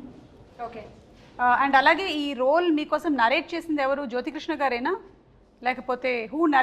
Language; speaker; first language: Telugu; native; Telugu